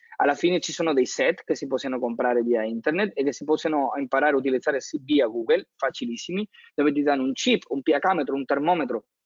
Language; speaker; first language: Italian; non-native, fluent; Spanish